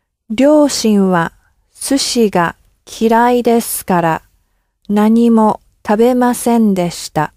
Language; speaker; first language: Japanese; non-native, learner; English